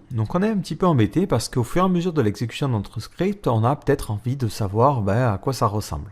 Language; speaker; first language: French; native; French